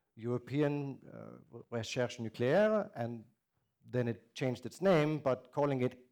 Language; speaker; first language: English; non-native, fluent; Danish